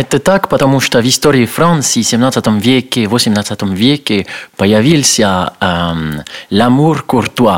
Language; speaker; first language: Russian; non-native, learner; French